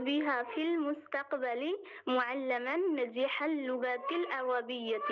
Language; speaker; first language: Arabic; non-native, learner; Bangla